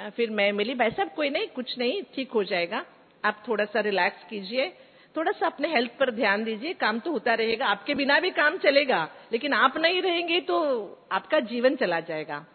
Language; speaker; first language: Hindi; non-native, local second language; Kannada